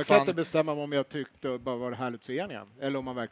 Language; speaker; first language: Swedish; native; Swedish